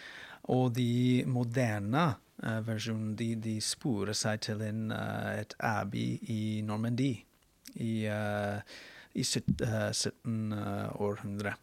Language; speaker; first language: Norwegian; non-native, fluent; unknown